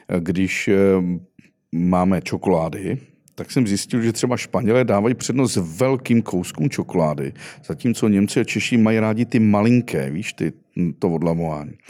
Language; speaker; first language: Czech; native; Czech